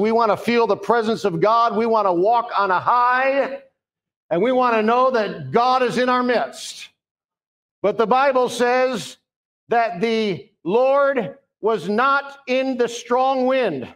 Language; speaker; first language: English; native; English